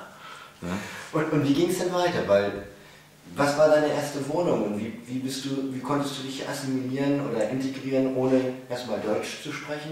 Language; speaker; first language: German; native; German